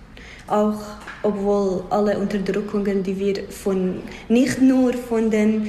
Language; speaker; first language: German; non-native, fluent; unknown